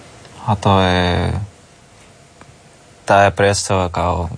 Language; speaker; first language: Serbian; non-native, learner; Russian